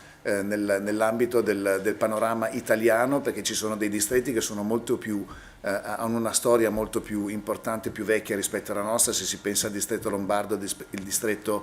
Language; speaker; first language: Italian; native; Italian